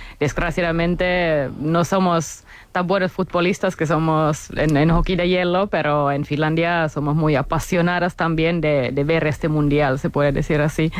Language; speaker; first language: Spanish; non-native, fluent; Finnish